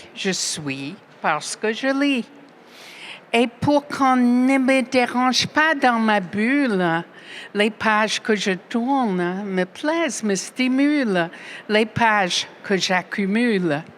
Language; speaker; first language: French; non-native, fluent; English